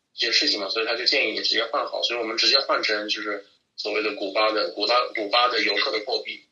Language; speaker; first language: Chinese; native; Chinese